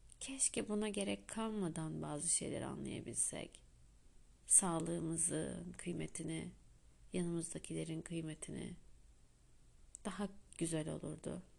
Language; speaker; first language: Turkish; native; Turkish